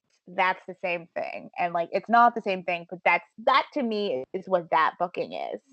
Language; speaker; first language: English; native; English